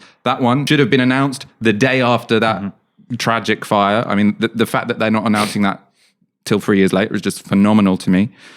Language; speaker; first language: English; native; English